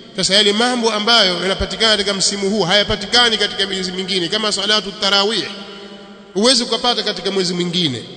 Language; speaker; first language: Swahili; native; Swahili